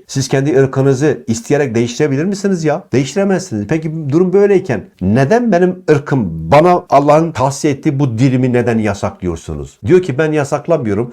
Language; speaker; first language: Turkish; non-native, local second language; Kurdish